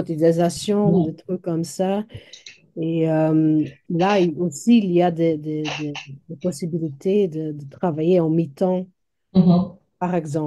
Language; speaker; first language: French; non-native, local second language; Dutch